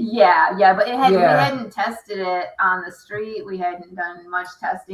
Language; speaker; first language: English; native; English